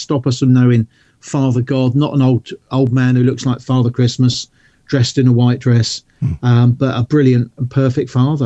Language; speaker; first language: English; native; English